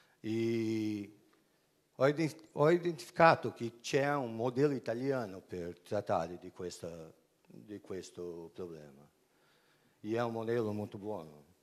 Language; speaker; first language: Italian; non-native, learner; Portuguese